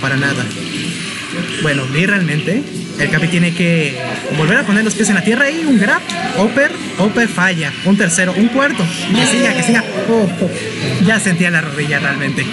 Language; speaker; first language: Spanish; native; Spanish